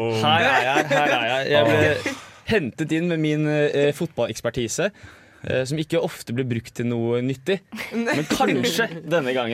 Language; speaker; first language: Norwegian; native; Norwegian